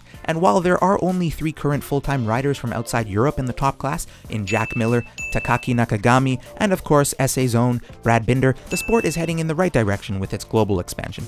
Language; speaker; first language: English; native; English